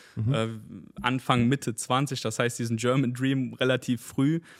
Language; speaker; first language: German; early bilingual, other home language; Spanish